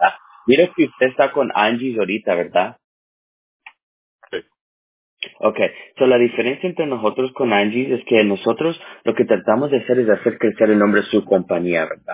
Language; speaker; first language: Spanish; early bilingual, heritage; Spanish